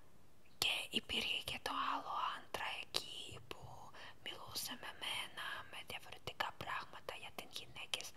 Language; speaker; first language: Greek; non-native, learner; Ukrainian